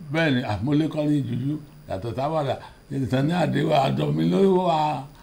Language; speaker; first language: Yoruba; native; Yoruba